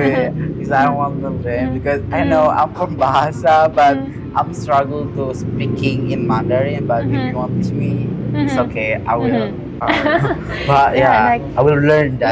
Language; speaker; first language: English; non-native, learner; Indonesian